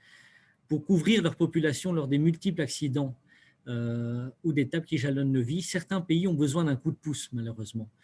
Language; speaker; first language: French; native; French